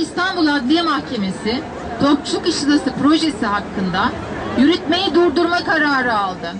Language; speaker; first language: Turkish; native; Turkish